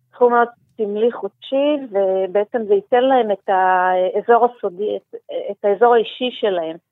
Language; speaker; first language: Hebrew; native; Hebrew